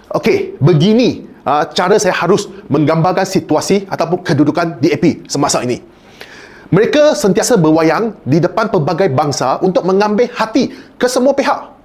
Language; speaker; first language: Malay; non-native, local second language; Chinese